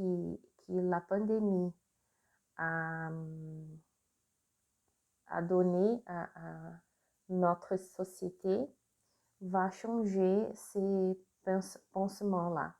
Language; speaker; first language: French; non-native, learner; Portuguese